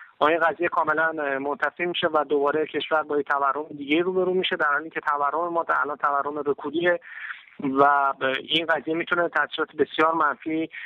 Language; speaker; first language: Persian; native; Persian